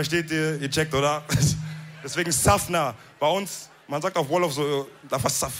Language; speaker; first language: German; early bilingual, other home language; Wolof